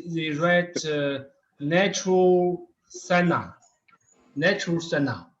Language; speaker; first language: English; non-native, learner; Chinese